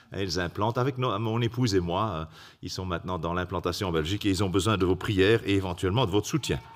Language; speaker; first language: French; native; French